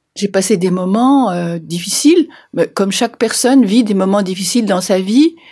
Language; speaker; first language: French; native; French